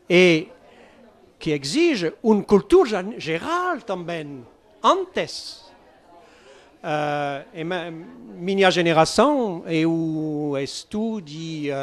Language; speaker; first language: Portuguese; non-native, learner; French